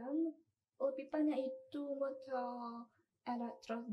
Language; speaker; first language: Indonesian; non-native, learner; Chinese